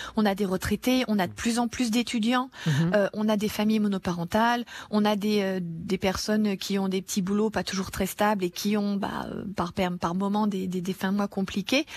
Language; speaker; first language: French; native; French